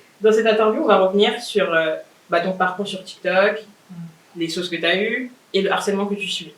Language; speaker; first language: French; native; French